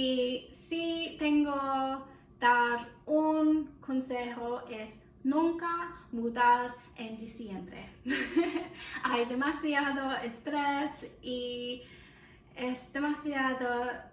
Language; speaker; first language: Spanish; non-native, learner; English